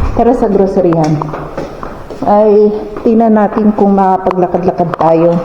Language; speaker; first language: Filipino; non-native, local second language; Pangasinan